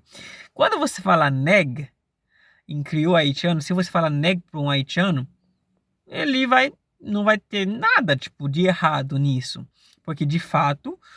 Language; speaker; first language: Portuguese; non-native, fluent; Haitian Creole